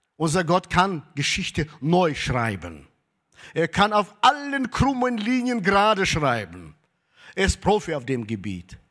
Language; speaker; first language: German; early bilingual, heritage; German